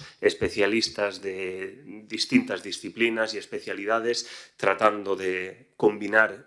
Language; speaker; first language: Spanish; native; Spanish